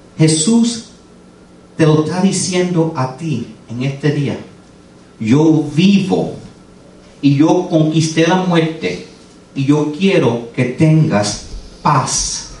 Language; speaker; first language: Spanish; early bilingual, heritage; Spanish